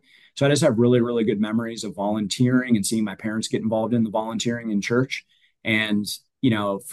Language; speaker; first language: English; native; English